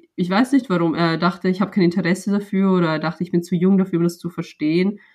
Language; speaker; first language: German; native; German